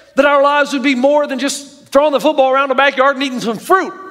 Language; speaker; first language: English; native; English